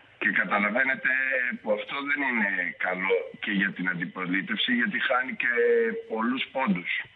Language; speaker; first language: Greek; early bilingual, heritage; Italian